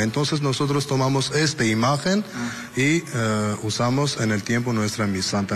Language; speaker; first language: Spanish; non-native, learner; Armenian